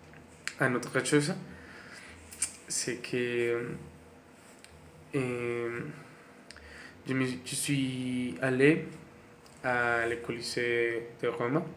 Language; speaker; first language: French; non-native, learner; Spanish